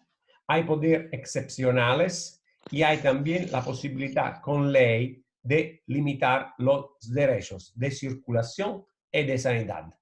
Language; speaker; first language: Spanish; non-native, fluent; Italian